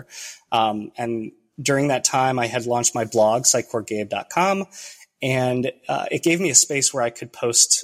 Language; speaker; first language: English; early bilingual, other home language; Romanian